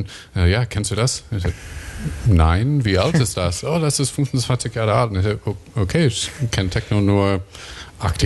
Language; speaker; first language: German; non-native, fluent; English